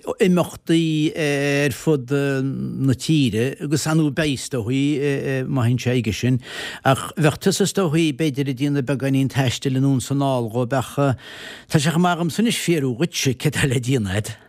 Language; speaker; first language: Irish; native; Irish